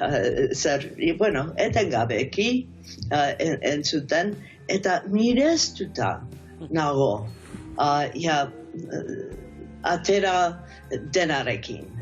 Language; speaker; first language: Basque; non-native, fluent; English